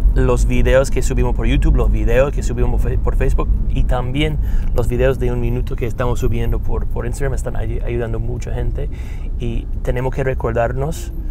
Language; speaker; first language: Spanish; non-native, fluent; English